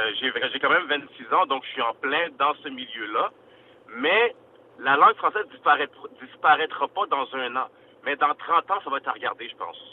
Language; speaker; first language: French; native; French